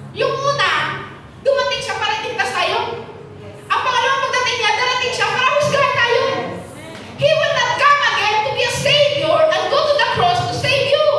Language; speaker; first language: Filipino; non-native, local second language; Hiligaynon